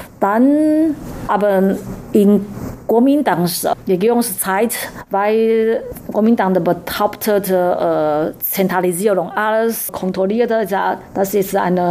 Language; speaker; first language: German; non-native, learner; Chinese